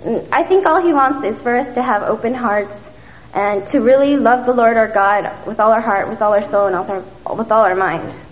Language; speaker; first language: English; early bilingual, other home language; Min Nan Chinese